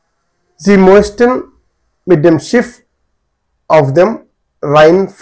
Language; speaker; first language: German; non-native, fluent; Telugu